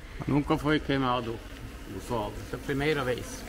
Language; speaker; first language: Portuguese; non-native, learner; Norwegian